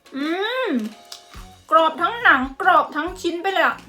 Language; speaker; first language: Thai; native; Thai